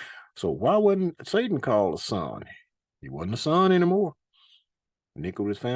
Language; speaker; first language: English; native; English